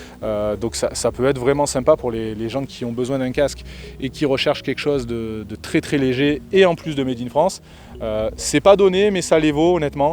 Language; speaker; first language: French; native; French